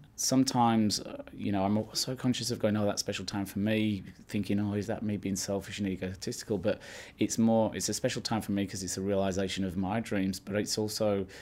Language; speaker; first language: English; native; English